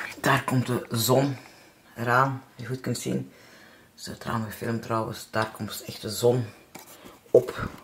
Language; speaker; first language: Dutch; native; Dutch